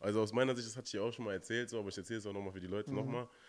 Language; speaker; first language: German; native; German